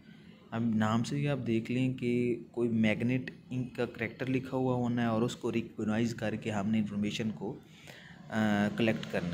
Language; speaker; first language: Hindi; non-native, local second language; Punjabi